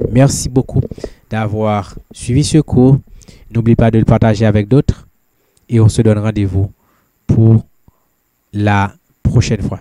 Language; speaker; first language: French; non-native, local second language; Haitian Creole